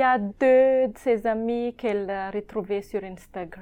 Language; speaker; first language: French; non-native, local second language; Malagasy